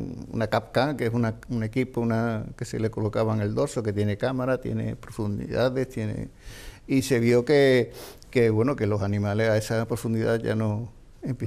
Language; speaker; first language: Spanish; native; Spanish